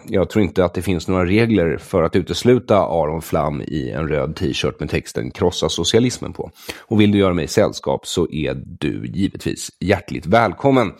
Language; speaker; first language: Swedish; native; Swedish